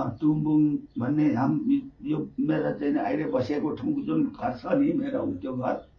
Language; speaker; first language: Nepali; non-native, local second language; Limbu